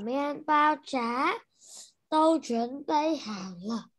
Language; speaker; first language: Chinese; non-native, learner; Vietnamese